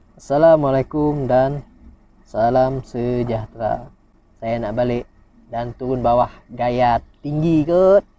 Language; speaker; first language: Malay; non-native, local second language; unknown